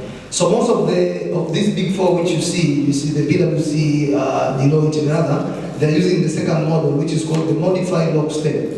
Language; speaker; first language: English; non-native, local second language; Swahili